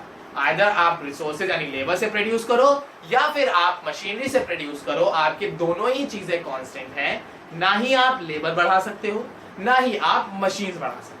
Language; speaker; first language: Hindi; native; Hindi